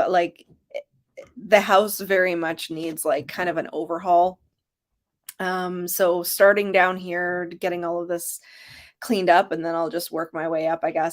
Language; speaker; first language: English; native; English